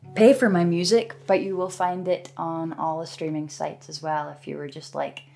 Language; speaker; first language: English; native; English